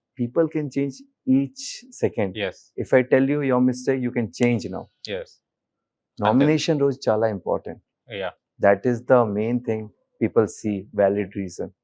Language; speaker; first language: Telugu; non-native, learner; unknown